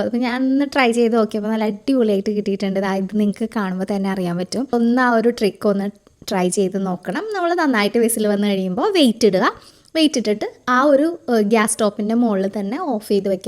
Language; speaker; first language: Malayalam; native; Malayalam